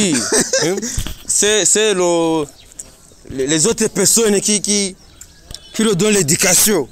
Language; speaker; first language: French; non-native, learner; Rundi